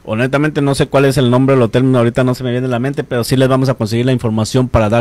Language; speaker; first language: Spanish; native; Spanish